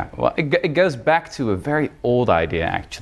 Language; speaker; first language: English; non-native, fluent; Dutch